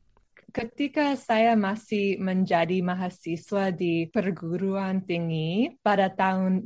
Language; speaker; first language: Indonesian; non-native, learner; English